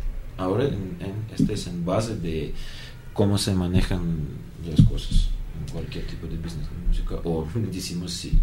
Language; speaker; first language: Spanish; non-native, learner; Russian